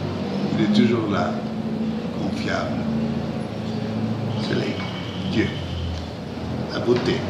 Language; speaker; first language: French; non-native, fluent; Spanish